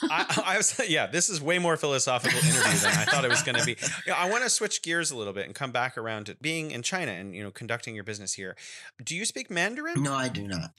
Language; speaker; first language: English; native; English